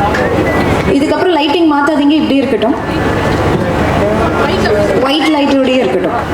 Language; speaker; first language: Tamil; native; Tamil